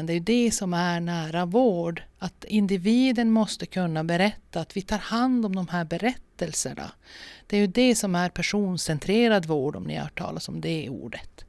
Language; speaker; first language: Swedish; native; Swedish